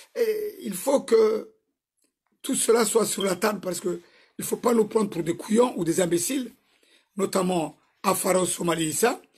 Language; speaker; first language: French; non-native, local second language; Somali